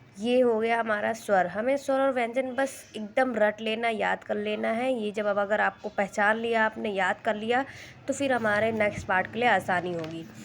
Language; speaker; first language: Hindi; native; Hindi